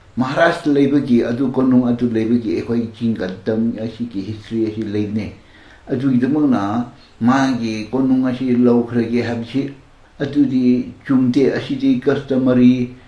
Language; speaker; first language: Manipuri; non-native, local second language; Tangkhul Naga (India)